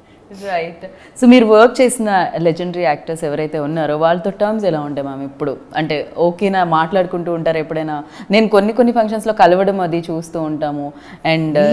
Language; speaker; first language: Telugu; native; Telugu